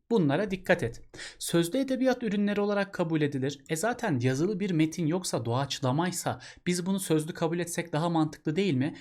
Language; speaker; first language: Turkish; native; Turkish